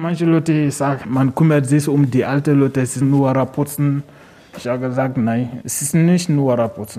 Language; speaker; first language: German; non-native, learner; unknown